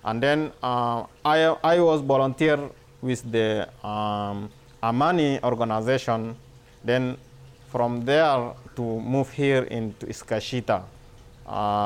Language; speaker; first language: English; non-native, learner; Arabic